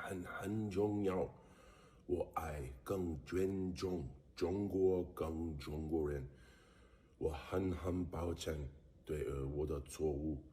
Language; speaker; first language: Chinese; non-native, learner; English